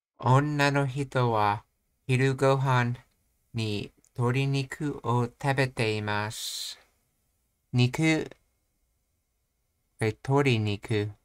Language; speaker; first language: Japanese; non-native, learner; English